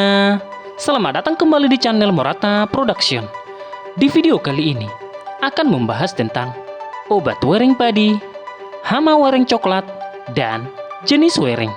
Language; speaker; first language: Indonesian; native; Indonesian